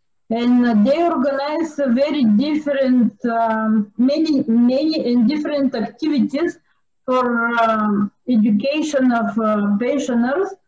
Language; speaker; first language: English; non-native, fluent; Bulgarian